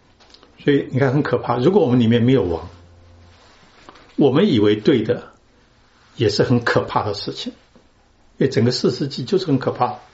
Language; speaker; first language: Chinese; native; Chinese